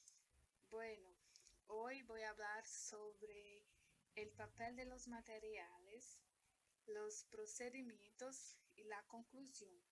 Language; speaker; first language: Spanish; non-native, learner; Portuguese